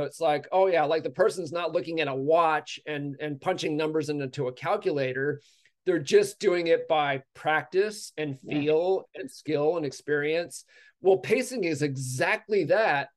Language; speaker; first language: English; native; English